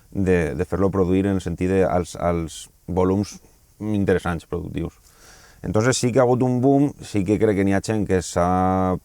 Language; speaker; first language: Catalan; native; Catalan